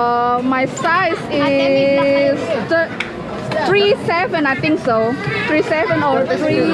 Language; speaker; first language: English; non-native, learner; Indonesian